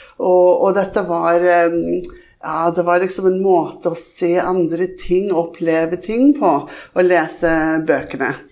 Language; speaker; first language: Norwegian; early bilingual, heritage; Norwegian